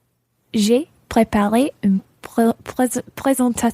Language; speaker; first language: French; non-native, learner; English